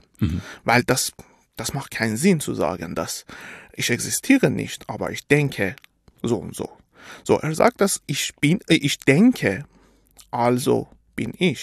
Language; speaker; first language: German; non-native, fluent; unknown